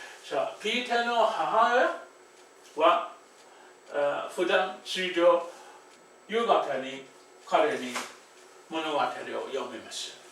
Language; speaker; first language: Japanese; non-native, fluent; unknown